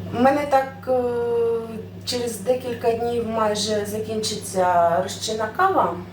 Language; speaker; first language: Ukrainian; non-native, local second language; Russian